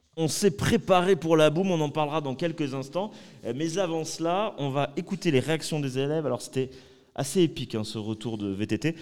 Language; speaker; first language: French; native; French